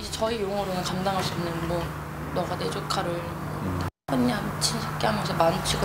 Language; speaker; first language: Korean; native; Korean